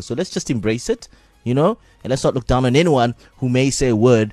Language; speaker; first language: English; non-native, local second language; Xhosa